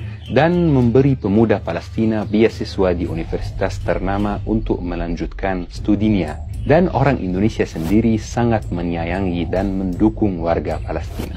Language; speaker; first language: Indonesian; non-native, fluent; Arabic